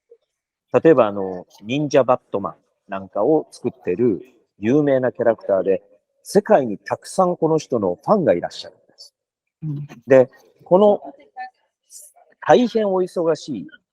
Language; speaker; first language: Japanese; native; Japanese